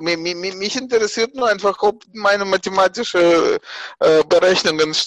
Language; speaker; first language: German; non-native, fluent; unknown